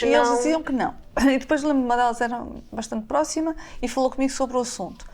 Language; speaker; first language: Portuguese; native; Portuguese